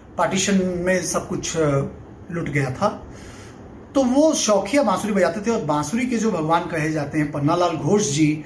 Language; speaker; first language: Hindi; non-native, local second language; Bangla